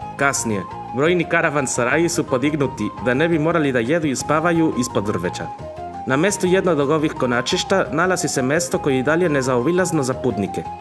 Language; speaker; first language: Serbian; non-native, fluent; Spanish